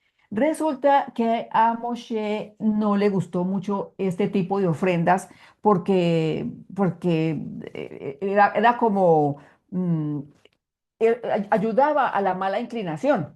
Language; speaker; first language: Spanish; native; Spanish